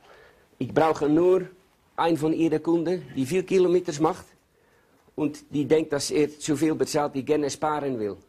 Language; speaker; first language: German; non-native, learner; Dutch